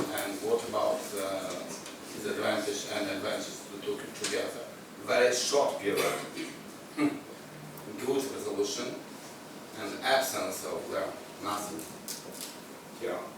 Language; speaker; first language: English; non-native, learner; Ukrainian